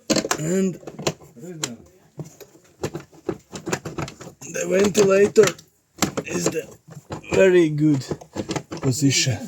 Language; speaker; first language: English; non-native, learner; Latvian